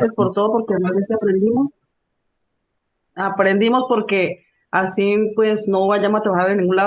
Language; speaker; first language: Spanish; native; Spanish